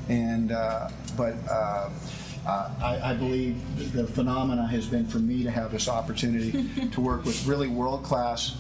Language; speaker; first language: English; native; English